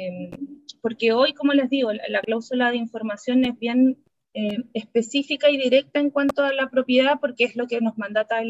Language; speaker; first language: Spanish; native; Spanish